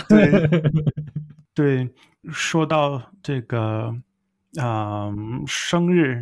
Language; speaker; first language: Chinese; non-native, fluent; English